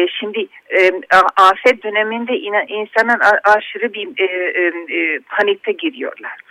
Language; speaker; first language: Turkish; non-native, fluent; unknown